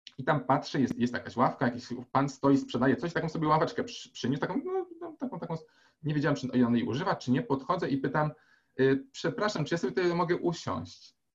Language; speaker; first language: Polish; native; Polish